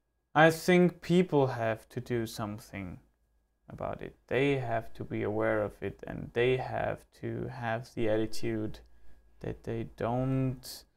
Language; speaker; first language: English; non-native, fluent; German